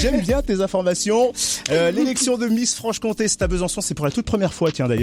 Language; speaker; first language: French; native; French